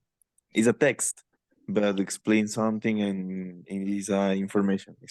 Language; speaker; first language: English; non-native, learner; Spanish